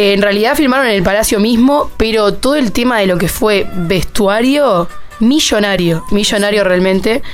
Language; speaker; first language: Spanish; native; Spanish